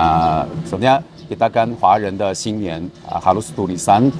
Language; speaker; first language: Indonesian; non-native, learner; Chinese